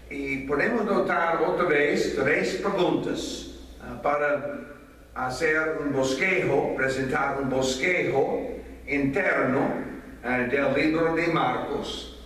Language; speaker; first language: Spanish; non-native, fluent; English